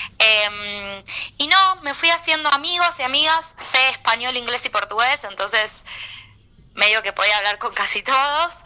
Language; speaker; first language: Spanish; native; Spanish